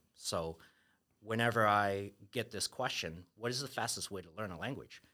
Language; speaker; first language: English; native; English